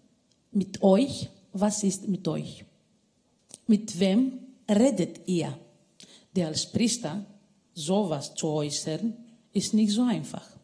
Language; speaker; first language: German; non-native, fluent; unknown